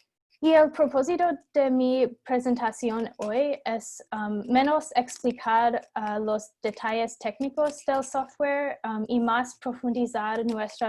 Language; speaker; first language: Spanish; non-native, fluent; English